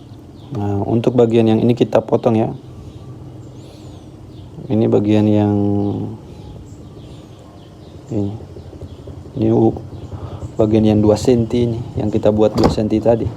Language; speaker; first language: Indonesian; native; Indonesian